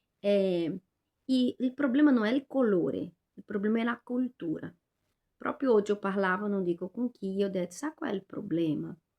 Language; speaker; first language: Italian; non-native, fluent; Portuguese